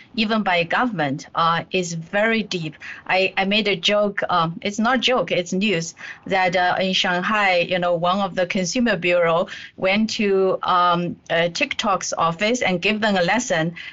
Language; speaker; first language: English; non-native, fluent; Chinese